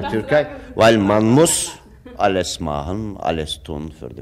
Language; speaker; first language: German; non-native, learner; Turkish